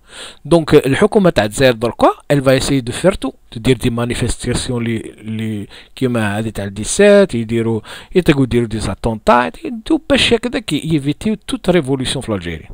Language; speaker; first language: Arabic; native; Arabic